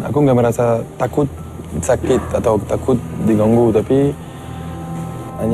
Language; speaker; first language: Indonesian; non-native, fluent; English